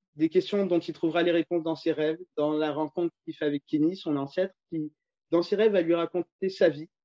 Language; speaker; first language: French; native; French